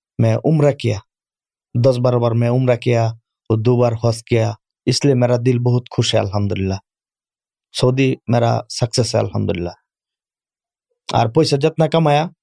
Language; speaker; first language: Urdu; non-native, learner; Bangla